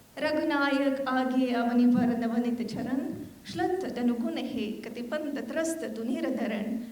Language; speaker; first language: Hindi; non-native, fluent; Armenian